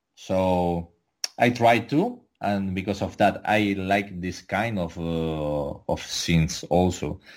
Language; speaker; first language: English; non-native, fluent; Spanish